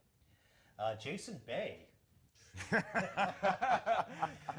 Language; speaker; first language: English; native; English